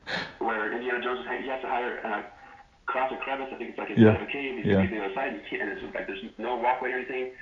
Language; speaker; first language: English; native; English